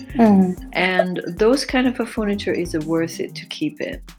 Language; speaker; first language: English; non-native, fluent; Chinese